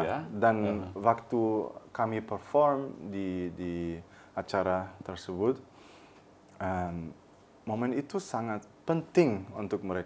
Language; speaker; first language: Indonesian; early bilingual, heritage; German